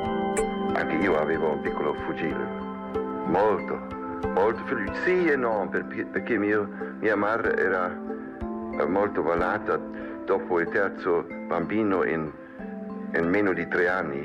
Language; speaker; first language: Italian; non-native, learner; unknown